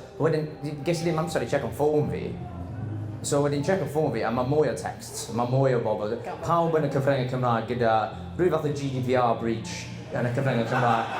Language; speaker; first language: Welsh; non-native, local second language; English